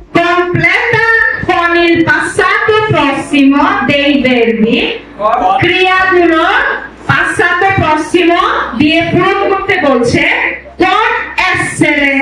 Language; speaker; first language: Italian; non-native, fluent; Bangla